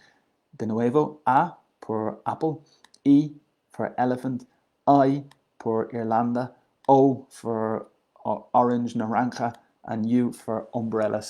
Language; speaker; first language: Spanish; non-native, learner; English